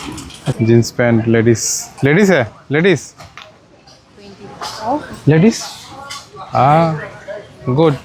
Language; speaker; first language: Hindi; non-native, learner; Bangla